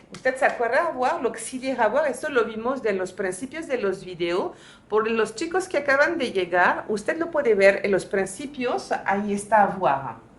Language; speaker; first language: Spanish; non-native, learner; French